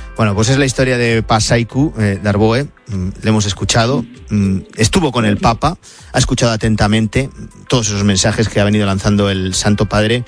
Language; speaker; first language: Spanish; native; Spanish